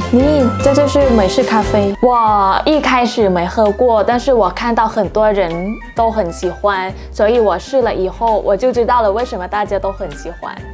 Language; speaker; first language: Chinese; non-native, fluent; Thai